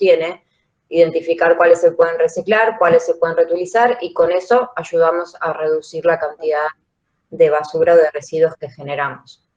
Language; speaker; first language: Spanish; native; Spanish